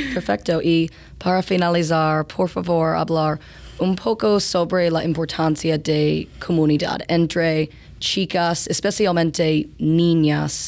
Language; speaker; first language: Spanish; non-native, learner; English